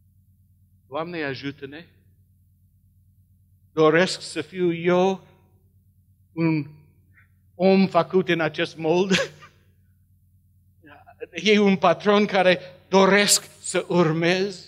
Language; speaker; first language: Romanian; non-native, learner; English